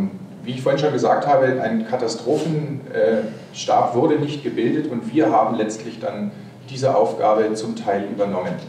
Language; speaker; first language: German; native; German